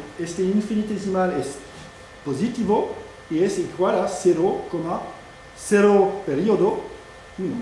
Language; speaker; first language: Spanish; non-native, fluent; French